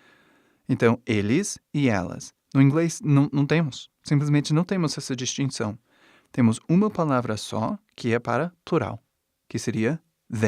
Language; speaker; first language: Portuguese; non-native, fluent; English